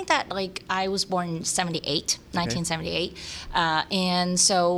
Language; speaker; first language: English; early bilingual, other home language; Cantonese